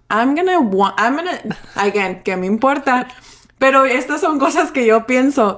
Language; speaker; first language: Spanish; early bilingual, heritage; Spanish